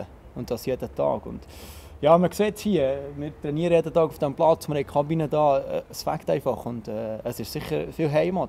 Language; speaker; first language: German; native; German